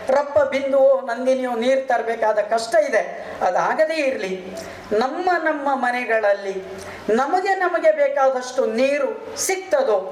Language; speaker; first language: Kannada; native; Kannada